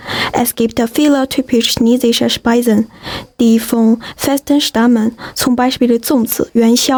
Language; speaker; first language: German; non-native, learner; Chinese